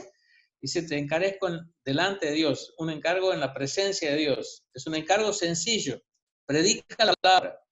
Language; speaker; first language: Spanish; native; Spanish